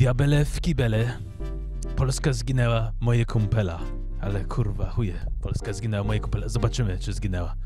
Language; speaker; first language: Polish; early bilingual, heritage; English